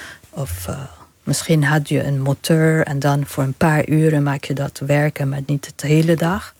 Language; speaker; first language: Dutch; non-native, fluent; Arabic